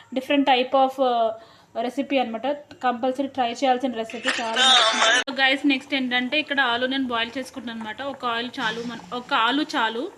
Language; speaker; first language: Telugu; non-native, local second language; Lambadi